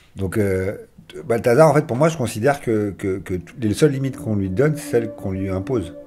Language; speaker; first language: French; native; French